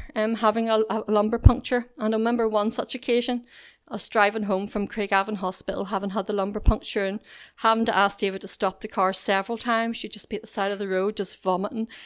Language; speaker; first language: English; native; English